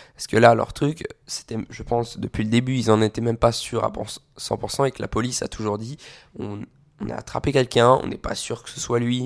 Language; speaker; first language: French; native; French